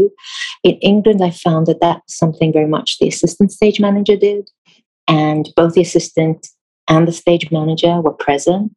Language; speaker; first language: English; non-native, fluent; Hebrew